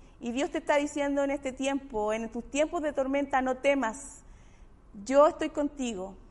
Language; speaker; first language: Spanish; native; Spanish